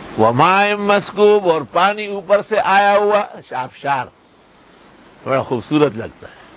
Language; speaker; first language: Urdu; non-native, local second language; Pashto